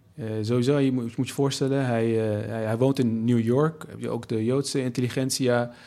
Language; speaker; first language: Dutch; native; Dutch